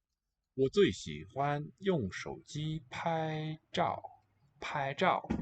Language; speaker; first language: Chinese; non-native, learner; English